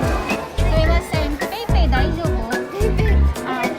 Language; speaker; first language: Japanese; non-native, learner; Filipino